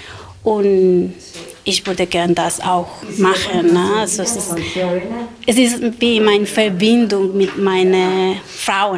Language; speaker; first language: German; non-native, learner; Spanish